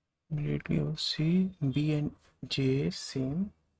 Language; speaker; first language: English; non-native, local second language; Hindi